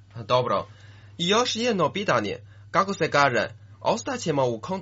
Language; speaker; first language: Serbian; non-native, fluent; Chinese